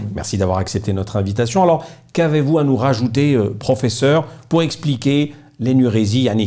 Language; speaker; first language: French; non-native, local second language; Arabic